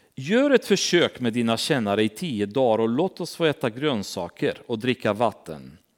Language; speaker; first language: Swedish; non-native, fluent; Romanian